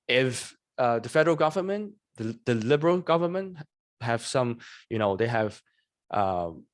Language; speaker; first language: English; non-native, local second language; Cantonese